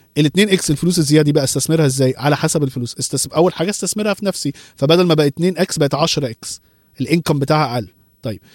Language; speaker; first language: Arabic; early bilingual, heritage; Arabic